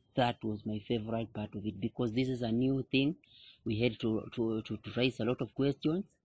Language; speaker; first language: English; non-native, local second language; Kikuyu